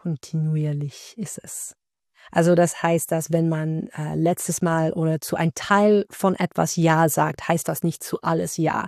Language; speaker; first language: German; non-native, fluent; Dutch